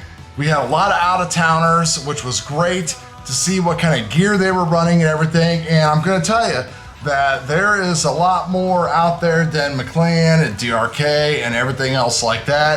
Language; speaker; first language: English; native; English